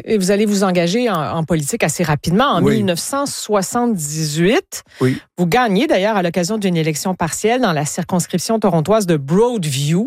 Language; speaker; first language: French; native; French